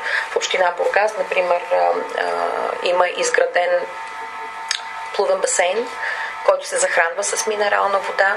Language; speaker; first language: Bulgarian; native; Bulgarian